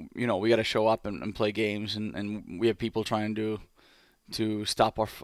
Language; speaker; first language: English; non-native, fluent; Finnish